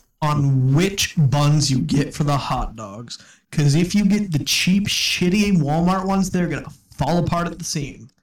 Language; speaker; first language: English; native; English